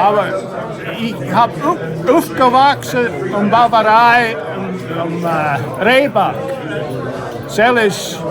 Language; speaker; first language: German; early bilingual, heritage; English